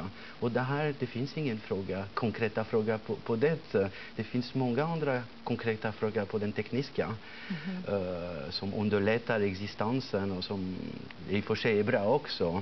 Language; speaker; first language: Swedish; non-native, fluent; French